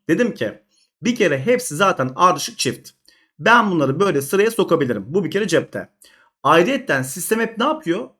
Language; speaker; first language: Turkish; native; Turkish